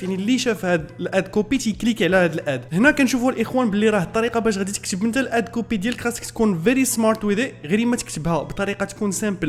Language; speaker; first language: Arabic; native; Arabic